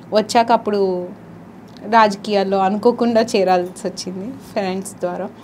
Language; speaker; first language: Telugu; native; Telugu